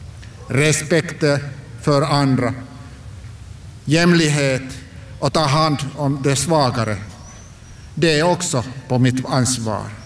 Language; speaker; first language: Swedish; non-native, local second language; Finnish